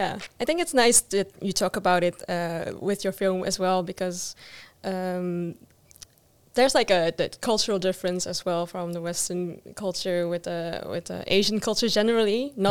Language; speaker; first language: English; non-native, fluent; Dutch